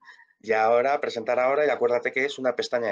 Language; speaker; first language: Spanish; native; Spanish